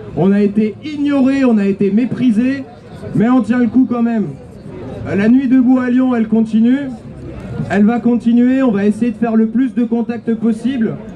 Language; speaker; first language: French; native; French